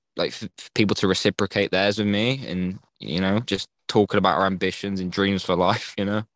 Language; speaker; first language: English; native; English